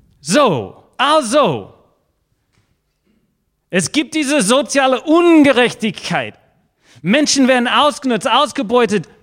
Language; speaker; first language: German; non-native, fluent; English